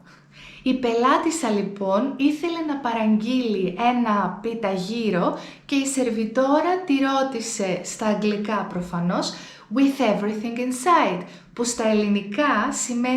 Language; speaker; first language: Greek; native; Greek